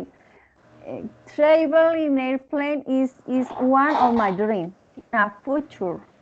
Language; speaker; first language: English; non-native, learner; Spanish